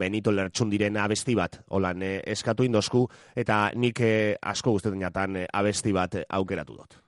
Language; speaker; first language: Basque; native; Basque